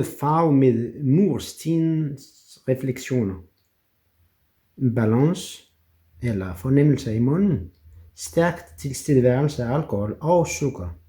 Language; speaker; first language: Danish; non-native, fluent; French